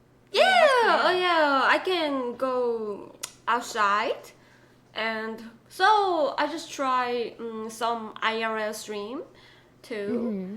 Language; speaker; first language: English; non-native, learner; Korean